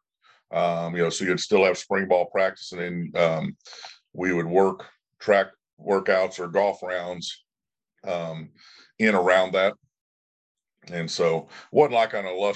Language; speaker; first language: English; native; English